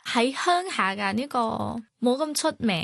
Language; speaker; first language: Cantonese; non-native, fluent; Thai